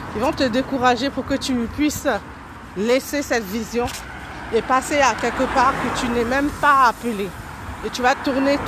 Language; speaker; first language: French; early bilingual, other home language; Haitian Creole